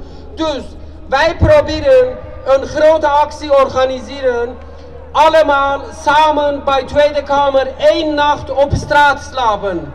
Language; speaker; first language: Dutch; non-native, fluent; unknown